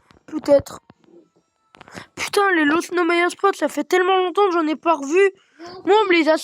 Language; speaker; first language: French; native; French